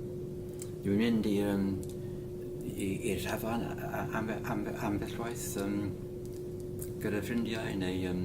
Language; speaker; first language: Welsh; non-native, learner; English